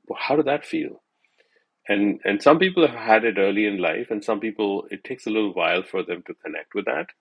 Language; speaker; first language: English; non-native, local second language; Hindi